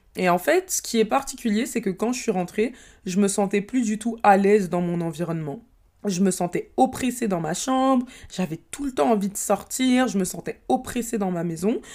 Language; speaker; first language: French; early bilingual, other home language; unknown